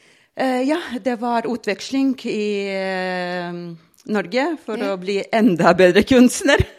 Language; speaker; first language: Norwegian; non-native, fluent; Latvian